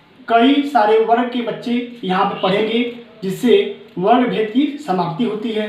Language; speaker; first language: Hindi; native; Hindi